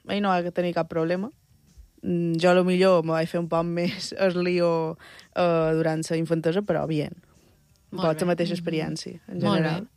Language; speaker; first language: Catalan; early bilingual, other home language; Spanish